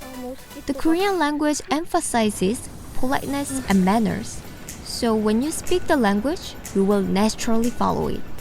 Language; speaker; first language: English; non-native, fluent; Korean